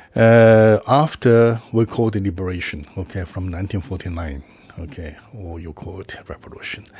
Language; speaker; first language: English; non-native, fluent; Chinese